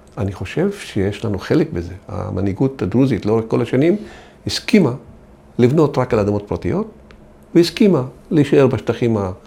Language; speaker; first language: Hebrew; non-native, local second language; Arabic